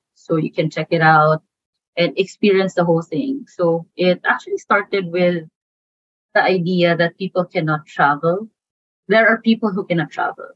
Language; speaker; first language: English; non-native, local second language; Cebuano